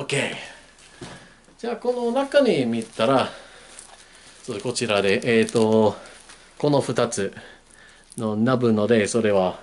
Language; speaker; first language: Japanese; non-native, learner; English